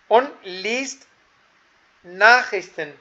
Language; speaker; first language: German; non-native, fluent; Hindi